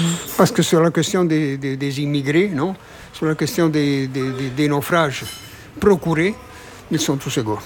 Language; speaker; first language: French; non-native, fluent; Italian